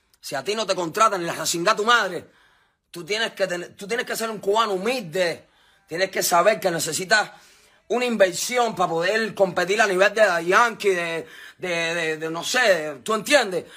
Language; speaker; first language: Spanish; native; Spanish